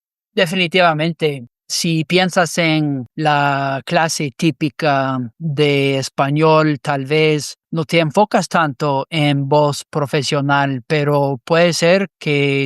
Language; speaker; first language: Spanish; non-native, fluent; English